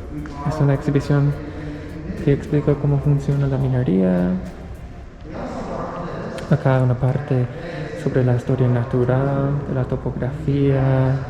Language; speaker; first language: Spanish; non-native, fluent; English